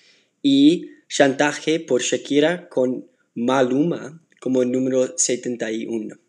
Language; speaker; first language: Spanish; non-native, learner; English